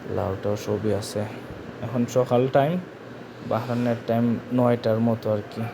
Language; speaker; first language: Bangla; non-native, local second language; Sylheti